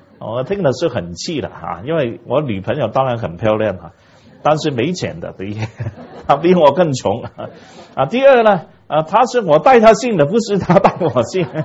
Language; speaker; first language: Chinese; non-native, local second language; Cantonese